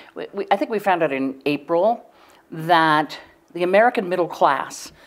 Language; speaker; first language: English; native; English